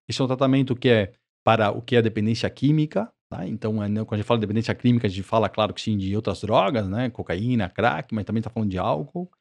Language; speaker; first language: Portuguese; early bilingual, other home language; Spanish